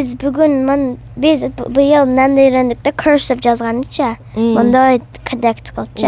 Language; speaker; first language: Kyrgyz; early bilingual, heritage; Kyrgyz